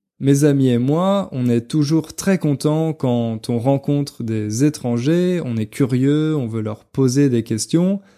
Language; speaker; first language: French; native; French